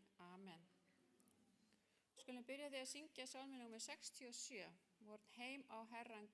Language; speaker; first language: Icelandic; non-native, fluent; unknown